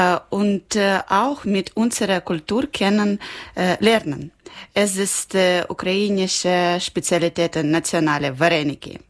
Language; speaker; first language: German; non-native, learner; Ukrainian